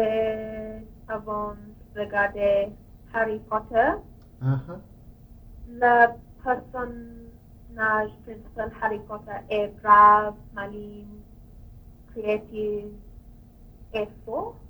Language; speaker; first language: French; non-native, learner; English